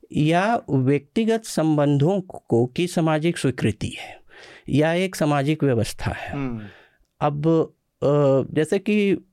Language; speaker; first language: Hindi; native; Hindi